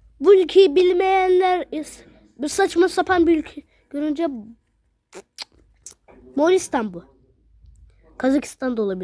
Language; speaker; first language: Turkish; early bilingual, other home language; Arabic